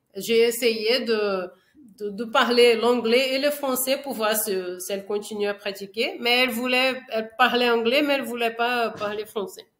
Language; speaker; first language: French; non-native, fluent; Portuguese